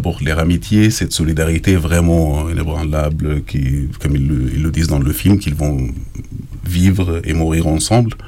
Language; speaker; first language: French; non-native, fluent; Arabic